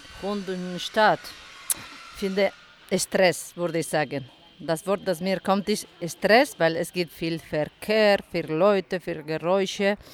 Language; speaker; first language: German; non-native, learner; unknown